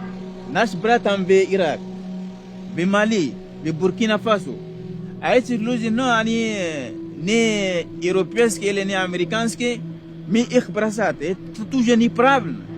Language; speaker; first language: Russian; non-native, learner; Arabic